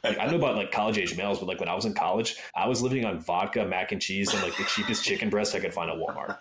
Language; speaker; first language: English; native; English